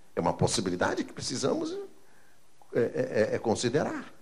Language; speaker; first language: Portuguese; native; Portuguese